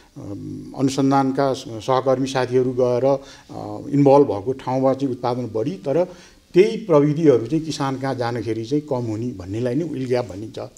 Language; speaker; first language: Nepali; native; Nepali